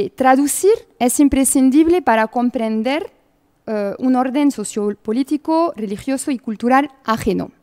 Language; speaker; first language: Spanish; non-native, fluent; French